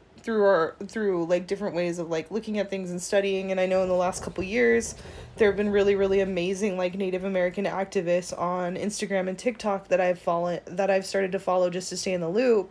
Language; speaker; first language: English; native; English